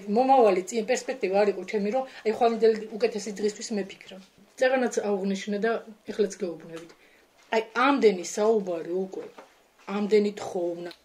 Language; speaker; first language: Georgian; native; Georgian